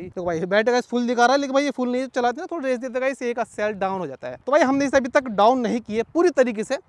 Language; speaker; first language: Hindi; native; Hindi